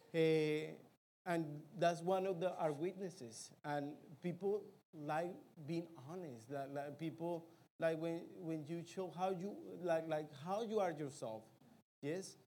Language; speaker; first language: English; non-native, fluent; Spanish